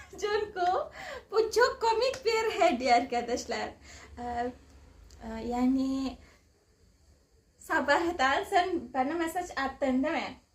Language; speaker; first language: Turkish; non-native, learner; Indonesian